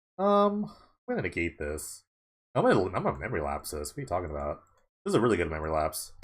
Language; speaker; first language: English; native; English